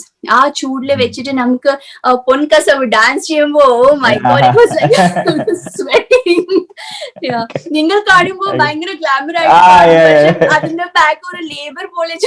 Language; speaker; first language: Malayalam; non-native, learner; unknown